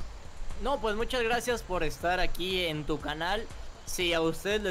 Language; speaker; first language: Spanish; native; Spanish